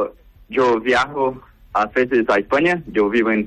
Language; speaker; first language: Spanish; non-native, learner; Portuguese